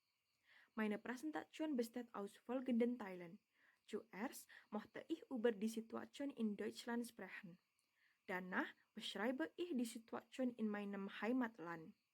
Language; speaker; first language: German; non-native, learner; Indonesian